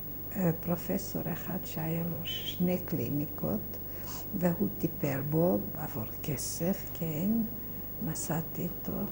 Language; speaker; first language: Hebrew; non-native, fluent; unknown